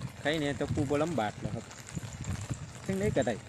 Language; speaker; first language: Thai; non-native, local second language; Lao